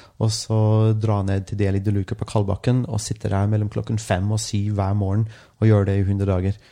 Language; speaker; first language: Norwegian; non-native, fluent; English